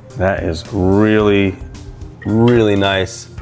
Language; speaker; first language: English; native; English